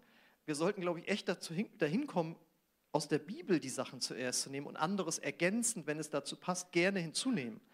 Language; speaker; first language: German; native; German